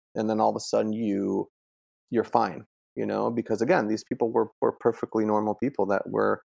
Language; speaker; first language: English; early bilingual, other home language; Italian